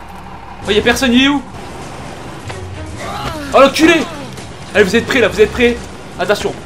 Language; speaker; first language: French; native; French